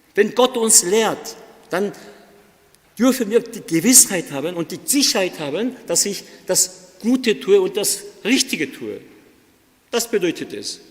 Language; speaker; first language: German; early bilingual, other home language; Korean